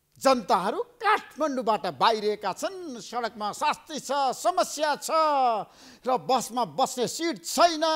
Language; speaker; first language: Nepali; native; Nepali